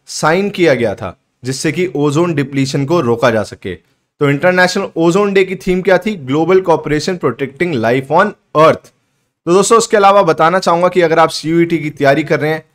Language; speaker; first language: Hindi; native; Hindi